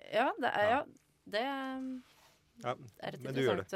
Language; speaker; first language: Norwegian; native; Norwegian